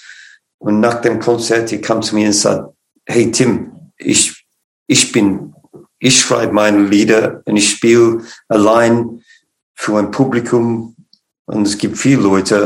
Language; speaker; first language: German; non-native, fluent; English